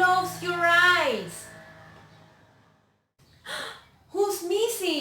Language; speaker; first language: English; non-native, learner; Spanish